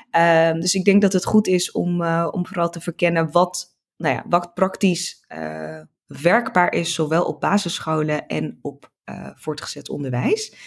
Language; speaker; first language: Dutch; early bilingual, other home language; Tigrinya